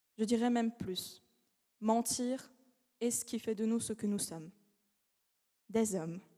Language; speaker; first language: French; non-native, fluent; Russian